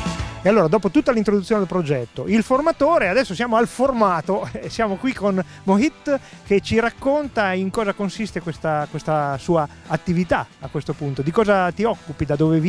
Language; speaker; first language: Italian; native; Italian